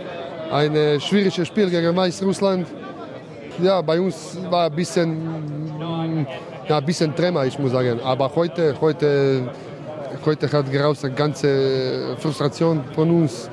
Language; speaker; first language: German; non-native, fluent; Croatian